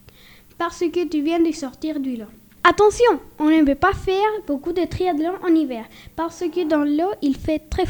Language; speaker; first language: French; non-native, learner; Spanish